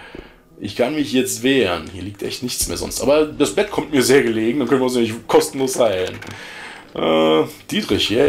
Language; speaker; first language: German; native; German